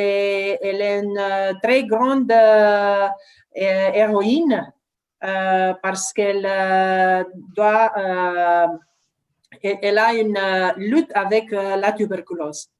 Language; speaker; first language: French; non-native, learner; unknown